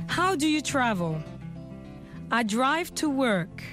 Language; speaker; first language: English; non-native, fluent; French